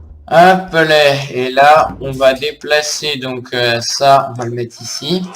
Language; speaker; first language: French; native; French